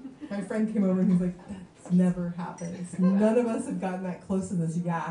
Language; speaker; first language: English; early bilingual, other home language; French